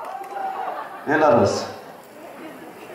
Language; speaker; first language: Russian; non-native, learner; Turkish